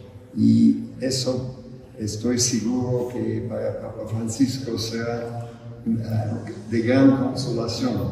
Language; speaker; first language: Spanish; non-native, fluent; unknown